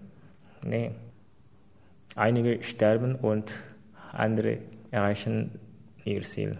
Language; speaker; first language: German; non-native, fluent; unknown